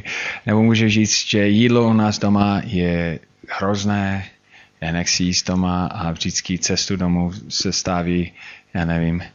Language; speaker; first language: Czech; non-native, fluent; English